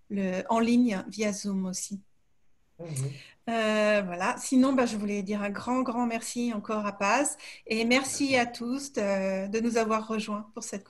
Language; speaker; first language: French; native; French